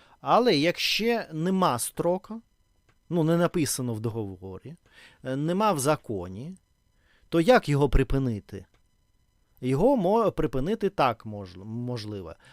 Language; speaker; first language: Ukrainian; non-native, learner; Russian